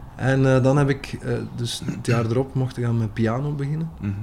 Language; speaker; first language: Dutch; native; Dutch